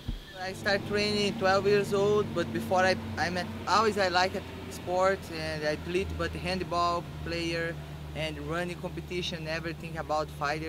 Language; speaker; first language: English; non-native, learner; Portuguese